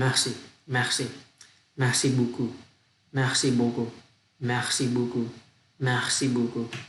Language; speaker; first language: French; non-native, learner; Vietnamese